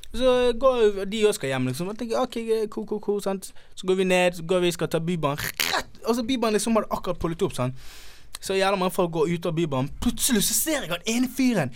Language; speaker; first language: Norwegian; early bilingual, other home language; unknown